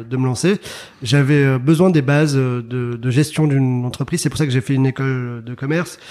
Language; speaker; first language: French; early bilingual, other home language; Arabic